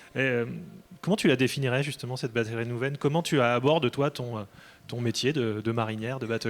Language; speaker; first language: French; native; French